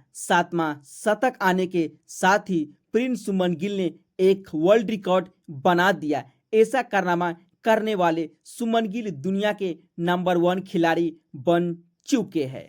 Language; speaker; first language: Hindi; native; Hindi